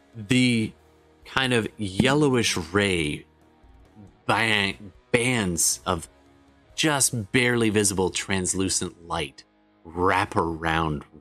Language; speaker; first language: English; native; English